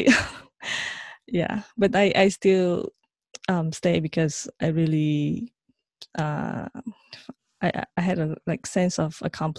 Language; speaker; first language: English; non-native, local second language; Chinese